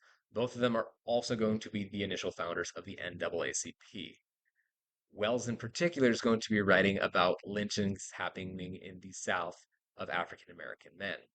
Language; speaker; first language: English; native; English